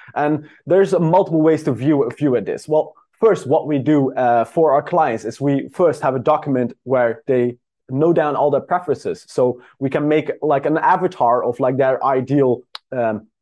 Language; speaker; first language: English; non-native, fluent; Dutch